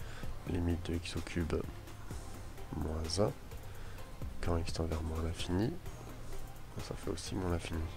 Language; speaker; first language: French; native; French